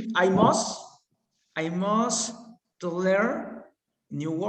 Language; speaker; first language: English; non-native, learner; Spanish